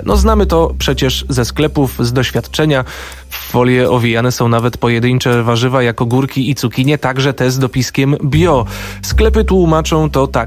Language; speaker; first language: Polish; native; Polish